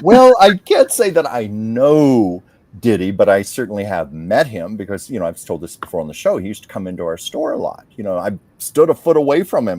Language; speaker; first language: English; native; English